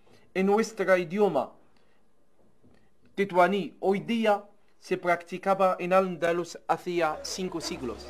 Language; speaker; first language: Spanish; non-native, fluent; Arabic